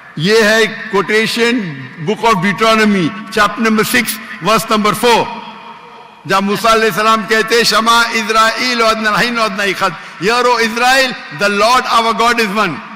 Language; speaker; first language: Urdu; non-native, local second language; Konkani